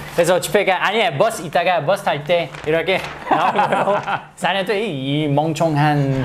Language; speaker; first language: Korean; non-native, learner; English